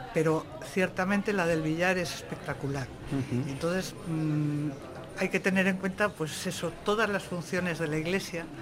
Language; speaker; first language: Spanish; native; Spanish